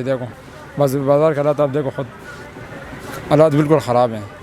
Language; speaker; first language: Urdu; non-native, local second language; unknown